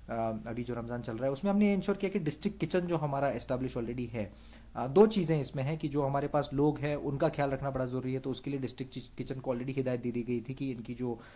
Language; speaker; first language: Hindi; non-native, local second language; Marathi